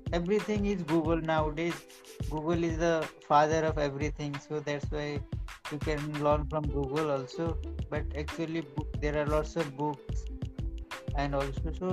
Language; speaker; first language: English; non-native, local second language; Marathi